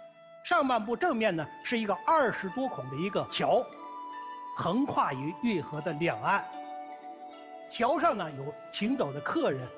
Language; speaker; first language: Chinese; native; Chinese